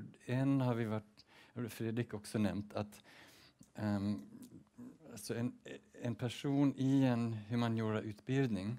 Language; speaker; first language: Swedish; early bilingual, heritage; Swedish